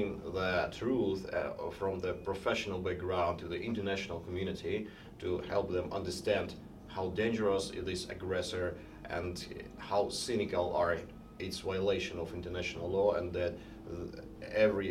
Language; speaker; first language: English; non-native, fluent; Ukrainian